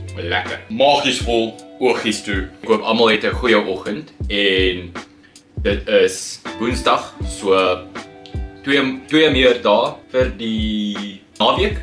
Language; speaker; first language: Afrikaans; non-native, learner; Korean